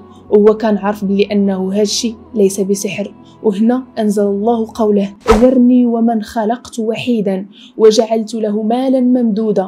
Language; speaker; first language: Arabic; native; Arabic